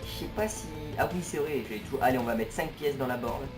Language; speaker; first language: French; native; French